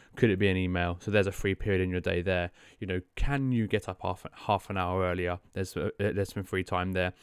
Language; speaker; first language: English; native; English